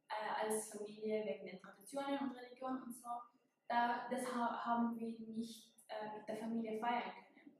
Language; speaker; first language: German; non-native, fluent; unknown